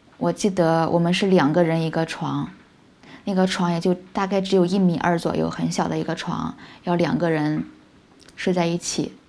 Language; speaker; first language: Chinese; native; Chinese